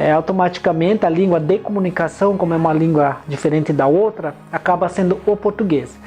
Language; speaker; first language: Portuguese; non-native, local second language; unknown